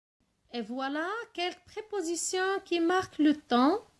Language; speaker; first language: French; non-native, local second language; Arabic